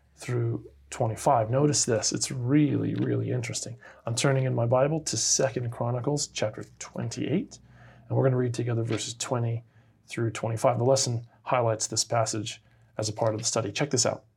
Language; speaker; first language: English; native; English